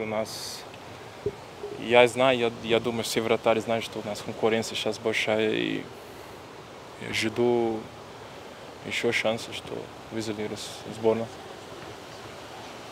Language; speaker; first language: Russian; non-native, learner; Portuguese